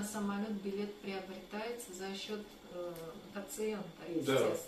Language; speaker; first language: Russian; native; Russian